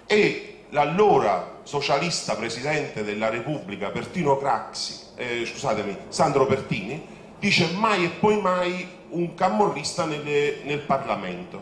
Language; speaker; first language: Italian; native; Italian